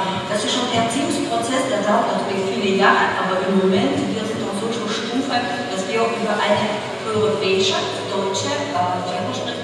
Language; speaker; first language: German; non-native, fluent; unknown